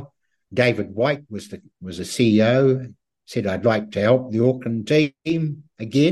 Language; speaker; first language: English; native; English